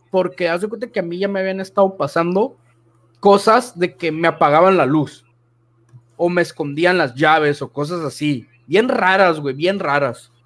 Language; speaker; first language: Spanish; native; Spanish